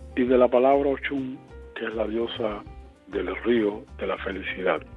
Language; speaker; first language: Spanish; native; Spanish